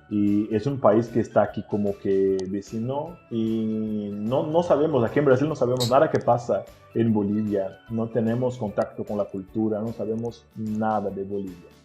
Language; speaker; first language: Spanish; non-native, fluent; Portuguese